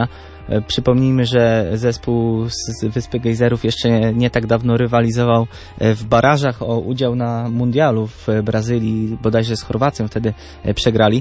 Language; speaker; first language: Polish; native; Polish